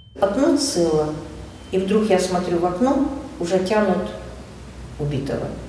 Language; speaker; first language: Russian; native; Russian